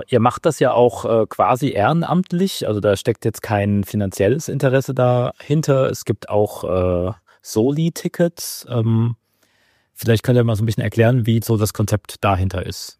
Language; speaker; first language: German; native; German